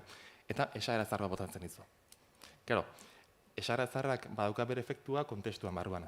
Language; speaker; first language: Basque; native; Basque